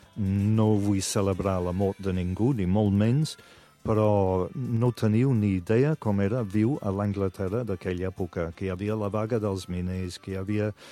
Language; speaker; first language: Catalan; non-native, fluent; English